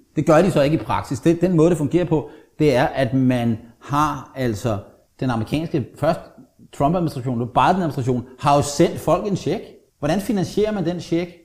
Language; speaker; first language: Danish; native; Danish